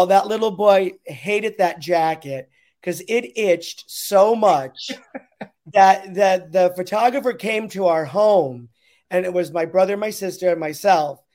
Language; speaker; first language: English; native; English